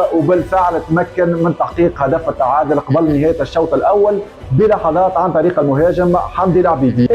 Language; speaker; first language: Arabic; native; Arabic